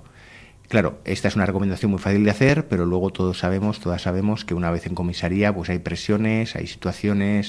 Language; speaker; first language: Spanish; native; Spanish